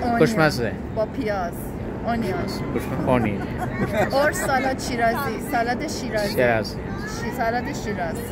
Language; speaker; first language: English; non-native, learner; Persian